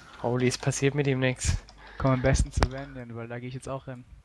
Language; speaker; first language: German; native; German